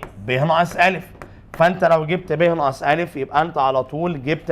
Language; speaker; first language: Arabic; native; Arabic